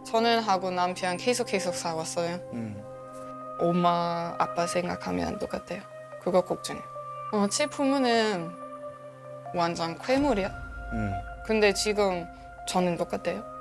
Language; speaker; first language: Korean; non-native, learner; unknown